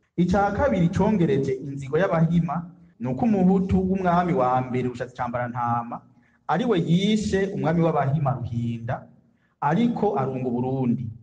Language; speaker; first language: Rundi; native; Rundi